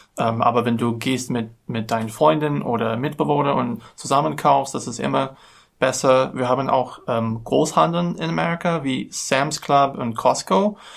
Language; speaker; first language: German; non-native, learner; English